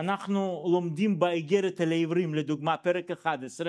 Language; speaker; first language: Hebrew; non-native, fluent; Russian